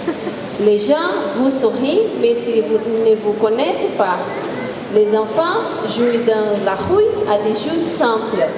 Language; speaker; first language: French; non-native, fluent; Portuguese